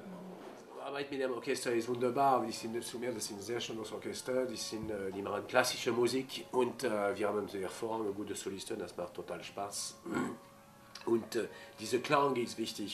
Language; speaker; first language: German; non-native, fluent; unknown